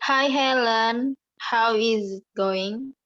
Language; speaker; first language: English; non-native, learner; Indonesian